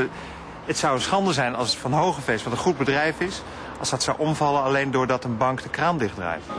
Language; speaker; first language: Dutch; native; Dutch